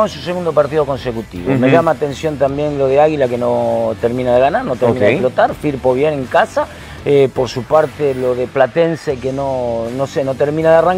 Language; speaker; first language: Spanish; native; Spanish